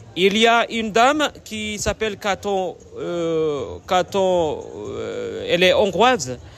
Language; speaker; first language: French; non-native, fluent; Swahili